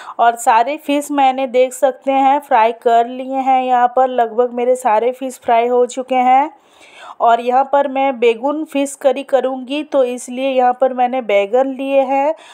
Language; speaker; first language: Hindi; non-native, local second language; Bangla